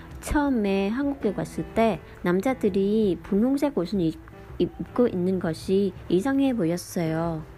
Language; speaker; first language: Korean; non-native, fluent; Vietnamese